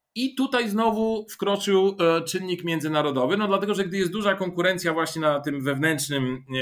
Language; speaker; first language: Polish; non-native, fluent; Bulgarian